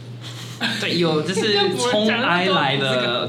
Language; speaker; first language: Chinese; non-native, fluent; French